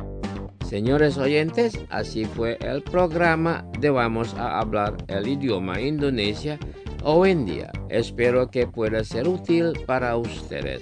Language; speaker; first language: Spanish; non-native, fluent; Indonesian